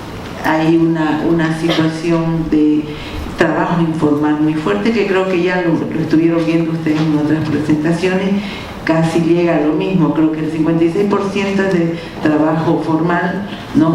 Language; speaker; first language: Spanish; native; Spanish